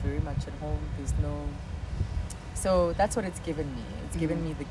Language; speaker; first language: English; non-native, local second language; Zulu